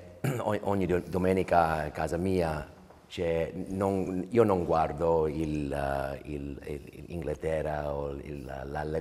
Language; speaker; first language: Italian; early bilingual, heritage; English